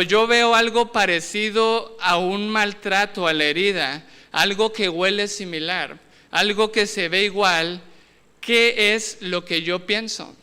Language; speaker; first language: Spanish; native; Spanish